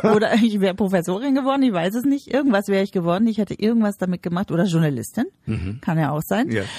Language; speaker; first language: German; native; German